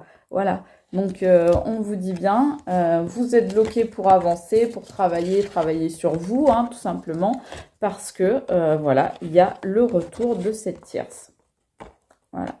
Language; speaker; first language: French; native; French